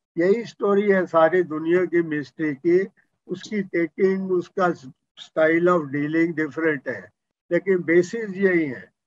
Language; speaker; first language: Hindi; non-native, local second language; Punjabi